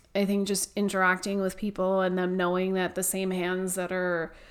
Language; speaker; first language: English; native; English